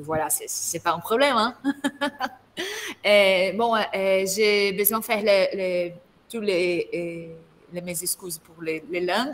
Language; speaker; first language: French; non-native, learner; Portuguese